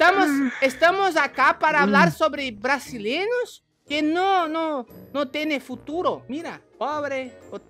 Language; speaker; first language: Spanish; non-native, learner; Portuguese